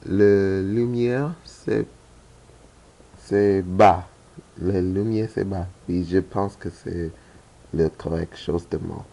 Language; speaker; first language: French; non-native, learner; English